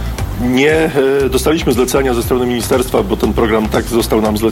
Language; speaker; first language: Polish; native; Polish